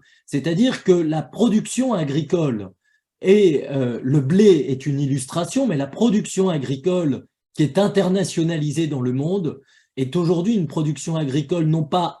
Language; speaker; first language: French; native; French